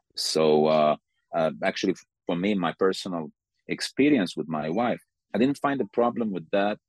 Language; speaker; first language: English; non-native, fluent; Arabic